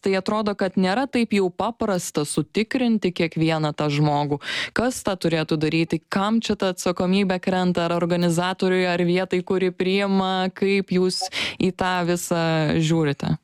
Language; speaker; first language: Lithuanian; native; Lithuanian